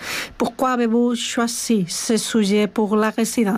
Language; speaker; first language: French; non-native, fluent; Spanish